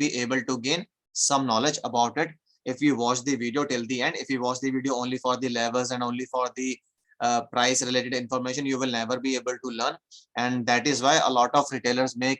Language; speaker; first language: English; non-native, local second language; Hindi